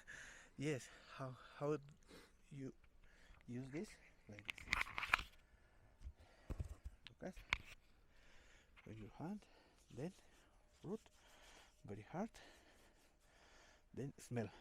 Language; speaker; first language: English; non-native, learner; Spanish